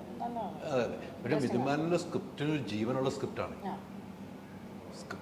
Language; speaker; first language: Malayalam; native; Malayalam